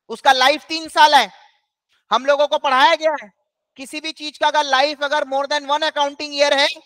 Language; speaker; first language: Hindi; native; Hindi